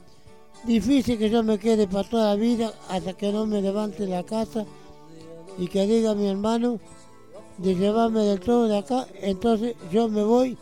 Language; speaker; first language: Spanish; native; Spanish